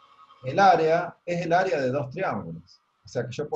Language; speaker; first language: Spanish; native; Spanish